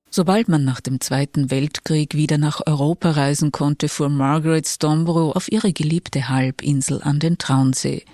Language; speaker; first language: German; native; German